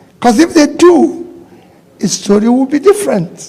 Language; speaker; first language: English; non-native, local second language; Igbo